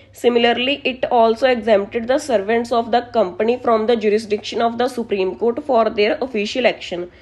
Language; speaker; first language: English; non-native, local second language; Punjabi